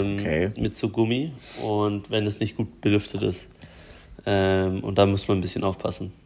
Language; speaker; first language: German; native; German